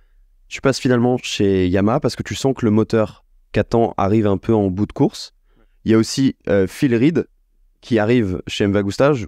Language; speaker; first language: French; native; French